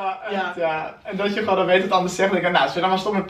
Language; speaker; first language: Dutch; native; Dutch